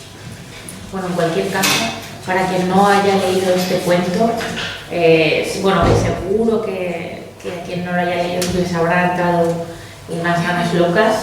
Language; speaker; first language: Spanish; native; Spanish